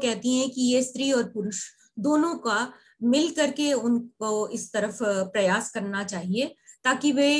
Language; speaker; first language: Hindi; native; Hindi